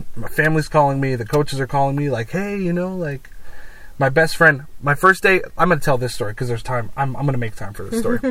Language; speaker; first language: English; native; English